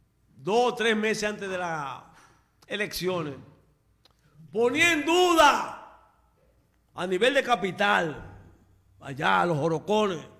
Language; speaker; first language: Spanish; native; Spanish